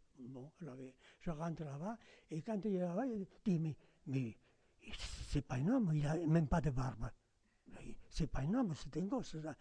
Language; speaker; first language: French; non-native, fluent; Spanish